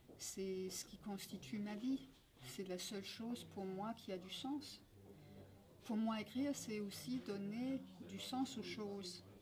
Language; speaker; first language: French; non-native, fluent; Danish